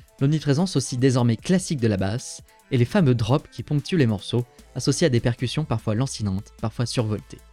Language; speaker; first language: French; native; French